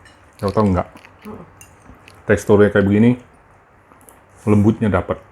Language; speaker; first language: Indonesian; native; Indonesian